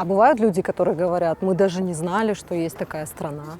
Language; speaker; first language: Russian; native; Russian